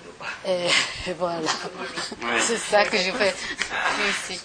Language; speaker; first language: French; non-native, learner; Japanese